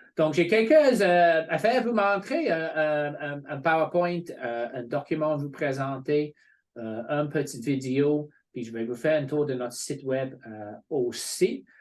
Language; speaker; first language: French; non-native, fluent; English